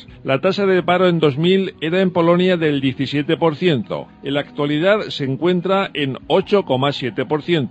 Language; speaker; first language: Spanish; native; Spanish